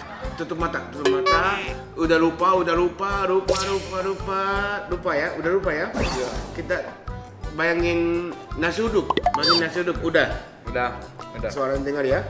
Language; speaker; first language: Indonesian; non-native, fluent; Japanese